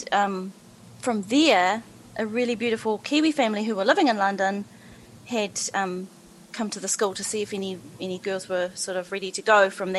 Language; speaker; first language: English; native; English